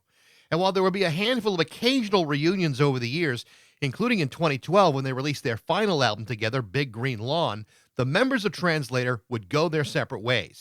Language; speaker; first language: English; native; English